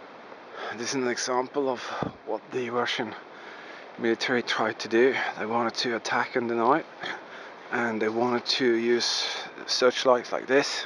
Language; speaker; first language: English; non-native, fluent; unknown